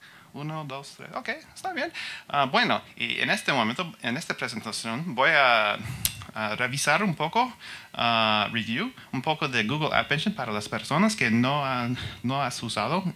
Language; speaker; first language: Spanish; non-native, learner; English